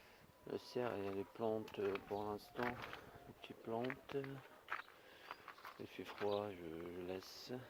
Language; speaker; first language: French; non-native, fluent; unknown